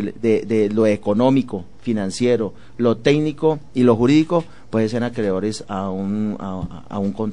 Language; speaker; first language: Spanish; native; Spanish